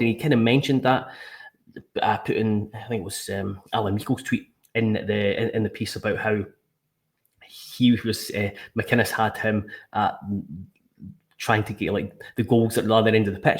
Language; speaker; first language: English; native; English